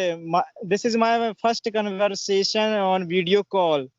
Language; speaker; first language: English; non-native, learner; Hindi